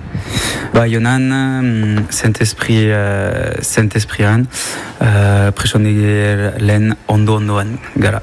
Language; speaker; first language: Basque; non-native, local second language; French